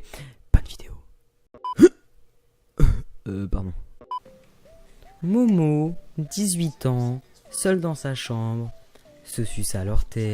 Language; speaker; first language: French; native; French